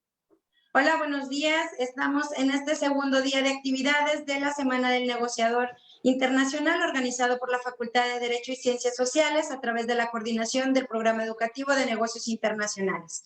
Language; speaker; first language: Spanish; native; Spanish